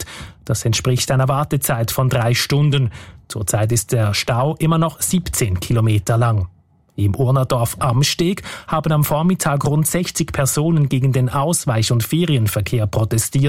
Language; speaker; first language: German; native; German